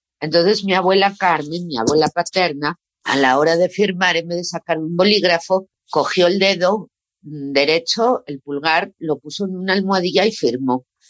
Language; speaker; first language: Spanish; native; Spanish